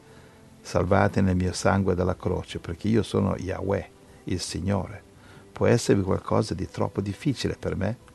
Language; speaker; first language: Italian; native; Italian